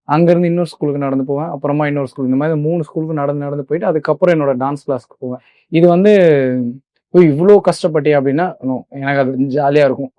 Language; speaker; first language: Tamil; native; Tamil